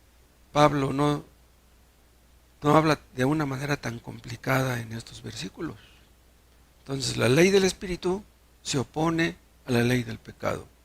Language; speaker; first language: Spanish; native; Spanish